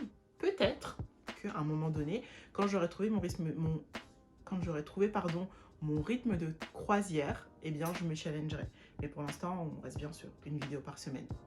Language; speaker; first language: French; native; French